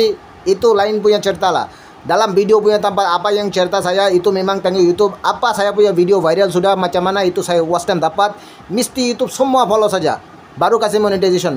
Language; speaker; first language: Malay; non-native, learner; Bangla